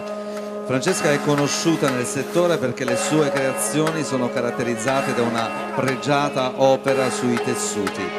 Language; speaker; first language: Italian; native; Italian